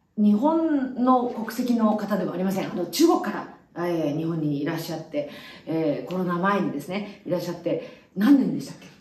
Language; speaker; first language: Japanese; native; Japanese